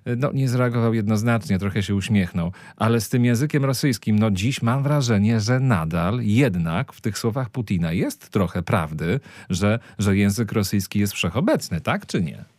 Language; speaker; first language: Polish; native; Polish